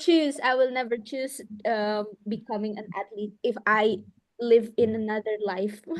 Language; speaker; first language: English; non-native, fluent; Indonesian